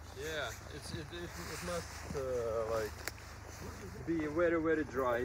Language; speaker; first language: English; non-native, learner; Russian